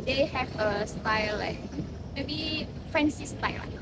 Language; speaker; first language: English; non-native, learner; Indonesian